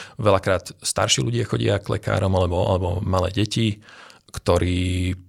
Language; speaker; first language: Slovak; non-native, local second language; Hungarian